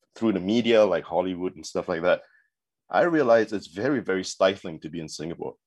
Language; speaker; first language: English; native; English